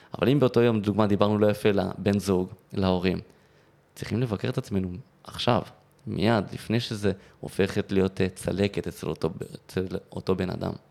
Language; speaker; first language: Hebrew; native; Hebrew